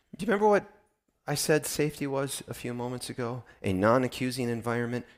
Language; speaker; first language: English; native; English